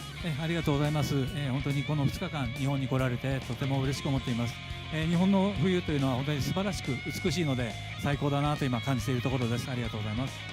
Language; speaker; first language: Japanese; native; Japanese